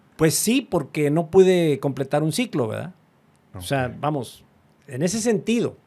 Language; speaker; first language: Spanish; native; Spanish